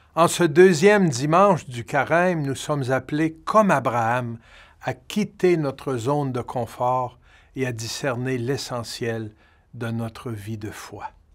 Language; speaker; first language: French; native; French